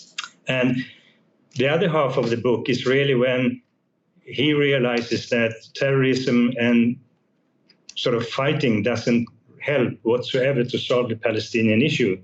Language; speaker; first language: English; non-native, fluent; Swedish